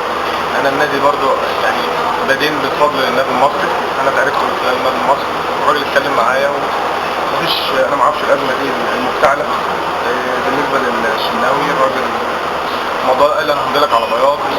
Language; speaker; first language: Arabic; native; Arabic